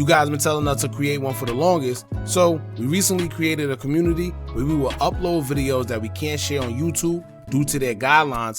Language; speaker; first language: English; native; English